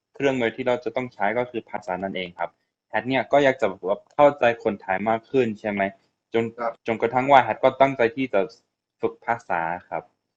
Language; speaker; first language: Thai; non-native, fluent; English